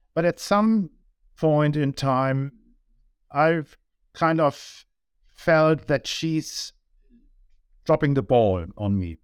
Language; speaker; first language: English; non-native, fluent; German